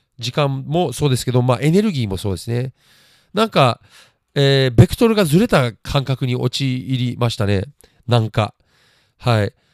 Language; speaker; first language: Japanese; native; Japanese